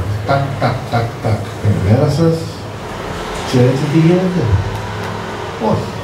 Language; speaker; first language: Greek; early bilingual, heritage; Greek